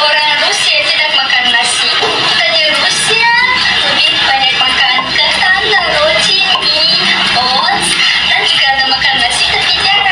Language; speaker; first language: Indonesian; non-native, fluent; Russian